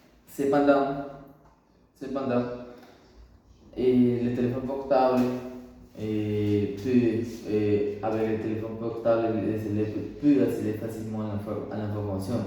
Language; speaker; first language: French; non-native, learner; Spanish